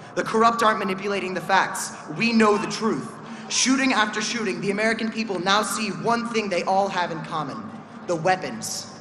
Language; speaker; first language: English; native; English